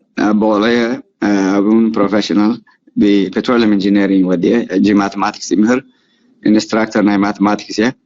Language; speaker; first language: Tigrinya; non-native, local second language; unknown